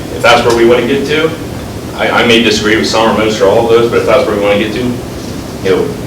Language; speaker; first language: English; native; English